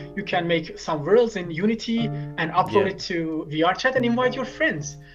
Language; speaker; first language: English; non-native, fluent; Turkish